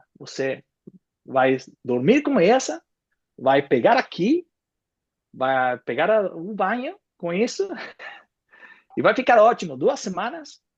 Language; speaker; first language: Portuguese; non-native, fluent; Spanish